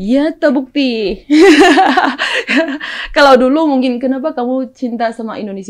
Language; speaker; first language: Indonesian; non-native, fluent; Thai